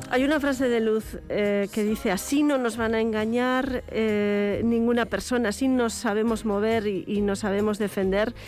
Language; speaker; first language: Spanish; native; Spanish